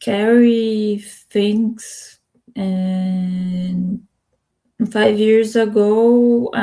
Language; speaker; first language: English; non-native, learner; Spanish